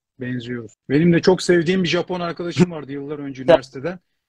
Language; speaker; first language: Turkish; native; Turkish